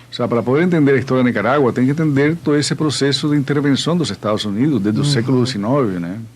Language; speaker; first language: Portuguese; non-native, fluent; Spanish